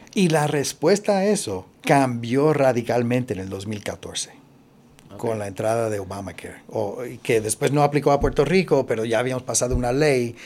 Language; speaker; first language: Spanish; early bilingual, heritage; Spanish